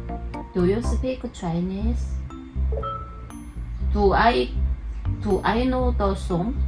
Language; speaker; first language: English; non-native, learner; Korean